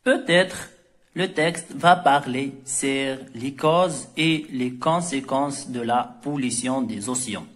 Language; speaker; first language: French; non-native, local second language; Arabic